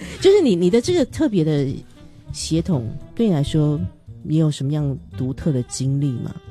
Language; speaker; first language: Chinese; native; Chinese